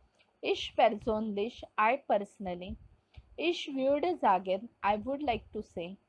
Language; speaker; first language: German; non-native, fluent; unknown